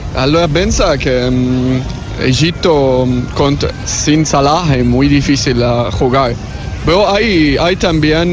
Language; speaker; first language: Spanish; non-native, learner; Arabic